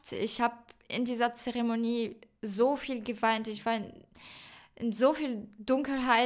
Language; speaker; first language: German; non-native, fluent; French